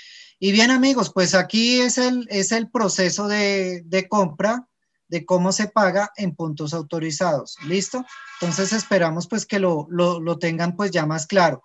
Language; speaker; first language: Spanish; native; Spanish